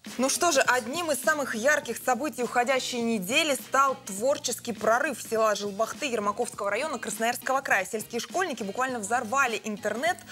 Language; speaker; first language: Russian; native; Russian